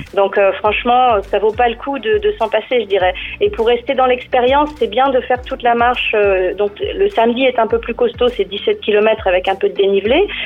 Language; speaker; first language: French; native; French